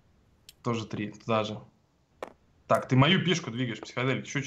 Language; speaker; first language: Russian; native; Russian